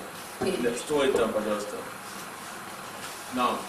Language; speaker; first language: Russian; non-native, learner; English